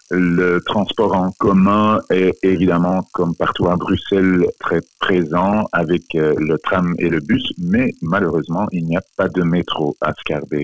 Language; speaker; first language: French; non-native, local second language; Dutch